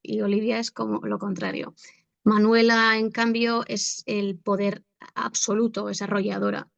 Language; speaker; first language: Spanish; native; Spanish